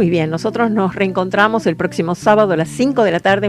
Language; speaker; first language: Spanish; native; Spanish